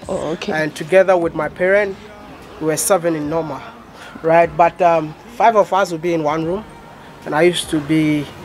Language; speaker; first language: English; non-native, local second language; Akan